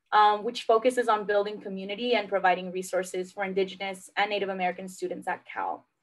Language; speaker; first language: English; native; English